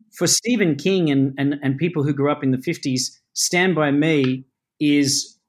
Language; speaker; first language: English; native; English